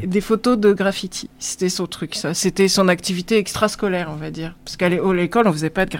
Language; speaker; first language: French; native; French